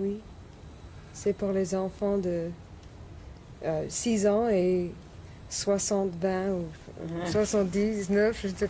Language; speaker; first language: French; non-native, learner; English